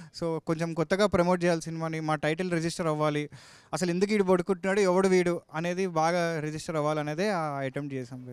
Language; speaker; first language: Telugu; native; Telugu